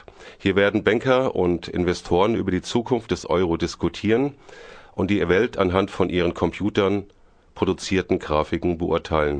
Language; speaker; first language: German; native; German